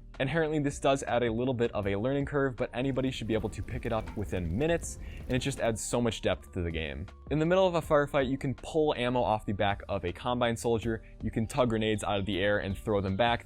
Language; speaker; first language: English; native; English